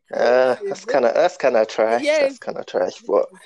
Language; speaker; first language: English; non-native, local second language; Igbo